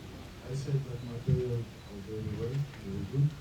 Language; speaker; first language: English; non-native, learner; French